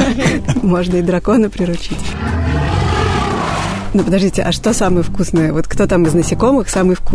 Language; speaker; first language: Russian; native; Russian